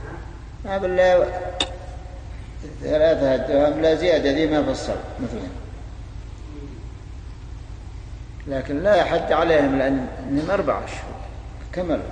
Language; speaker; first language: Arabic; native; Arabic